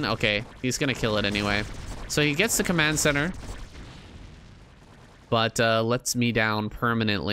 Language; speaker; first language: English; native; English